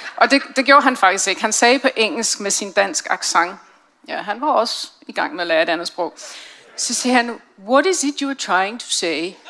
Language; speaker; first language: Danish; non-native, fluent; English